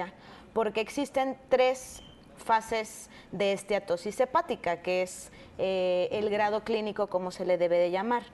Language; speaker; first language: Spanish; native; Spanish